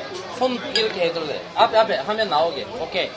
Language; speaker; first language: Korean; native; Korean